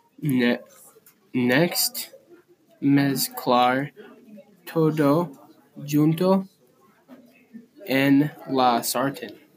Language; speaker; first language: Spanish; non-native, learner; English